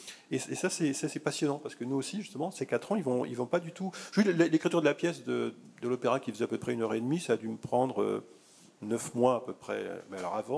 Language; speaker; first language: French; native; French